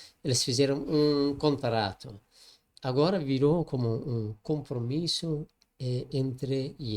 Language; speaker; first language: Portuguese; non-native, learner; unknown